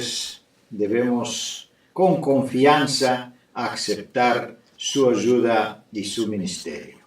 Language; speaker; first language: Spanish; non-native, fluent; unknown